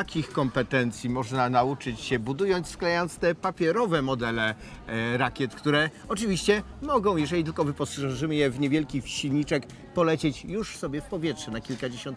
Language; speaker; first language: Polish; native; Polish